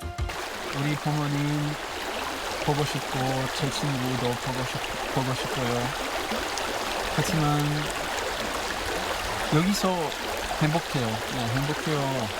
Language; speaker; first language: Korean; non-native, learner; English